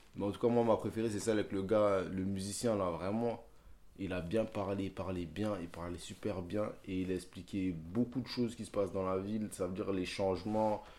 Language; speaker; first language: French; early bilingual, other home language; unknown